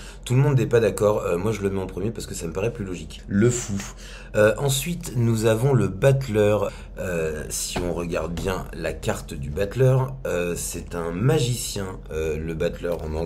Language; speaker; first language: French; native; French